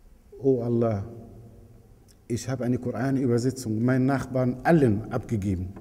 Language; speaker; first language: German; non-native, fluent; Arabic